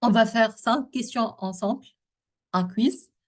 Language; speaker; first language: French; non-native, local second language; Arabic